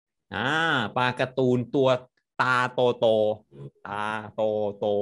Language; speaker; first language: Thai; native; Thai